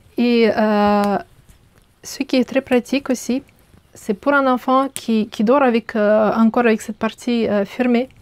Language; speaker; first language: French; non-native, fluent; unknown